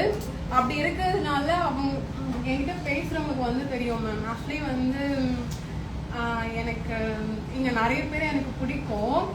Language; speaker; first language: Tamil; native; Tamil